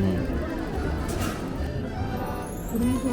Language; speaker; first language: Japanese; native; Japanese